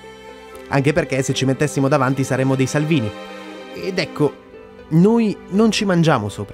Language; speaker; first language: Italian; native; Italian